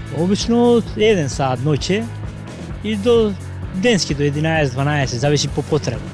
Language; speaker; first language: Macedonian; native; Macedonian